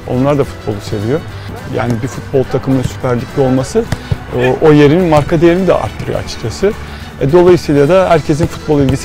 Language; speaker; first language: Turkish; native; Turkish